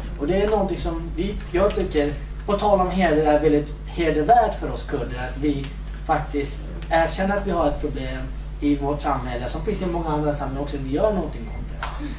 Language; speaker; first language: Swedish; early bilingual, other home language; Kurdish